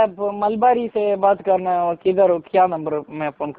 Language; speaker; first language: Hindi; non-native, learner; Malayalam